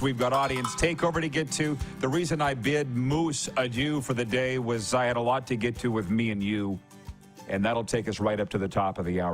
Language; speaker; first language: English; native; English